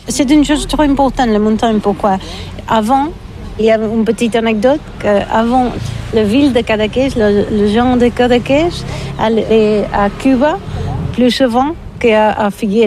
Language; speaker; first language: French; non-native, learner; Catalan